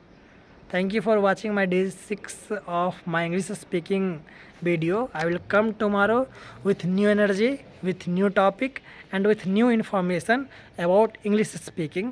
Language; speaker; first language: English; non-native, learner; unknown